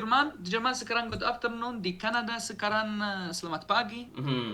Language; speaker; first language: Indonesian; non-native, learner; Arabic